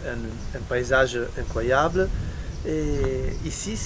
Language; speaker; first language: French; non-native, learner; Italian